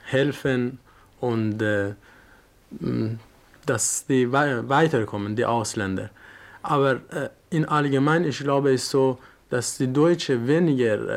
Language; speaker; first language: German; non-native, learner; Persian